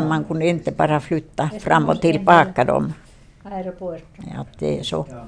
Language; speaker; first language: Swedish; non-native, learner; Finnish